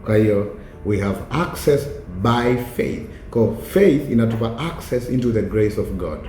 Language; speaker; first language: English; non-native, local second language; Swahili